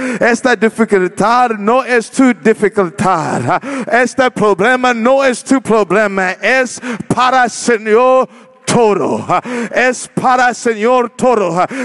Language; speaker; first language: Spanish; non-native, learner; English